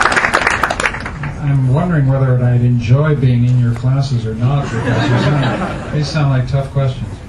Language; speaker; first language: English; native; English